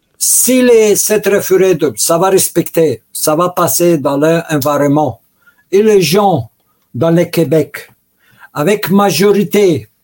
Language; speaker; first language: French; non-native, learner; Russian